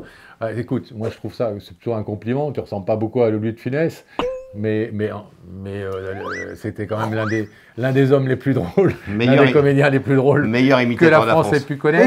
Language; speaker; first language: French; native; French